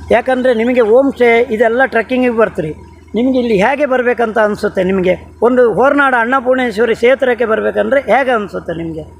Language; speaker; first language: Kannada; non-native, local second language; Tulu